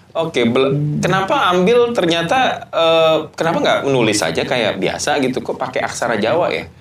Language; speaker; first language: Indonesian; native; Indonesian